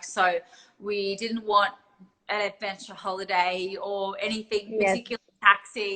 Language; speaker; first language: English; native; English